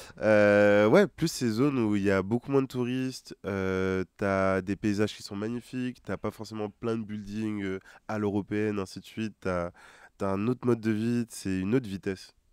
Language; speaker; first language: French; non-native, local second language; Wolof